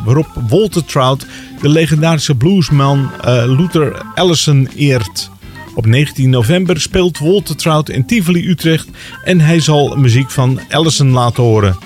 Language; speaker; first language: Dutch; native; Dutch